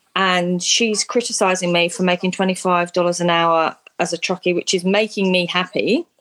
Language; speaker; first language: English; native; English